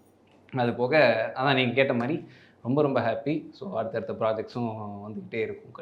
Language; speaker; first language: Tamil; native; Tamil